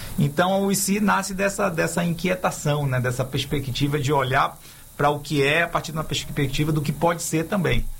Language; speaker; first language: Portuguese; native; Portuguese